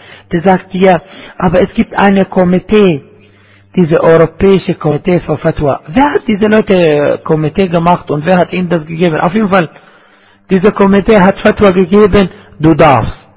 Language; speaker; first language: German; non-native, fluent; Arabic